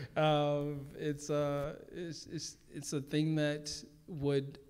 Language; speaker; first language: English; native; English